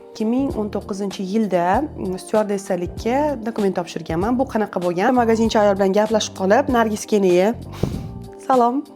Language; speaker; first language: Uzbek; non-native, local second language; Russian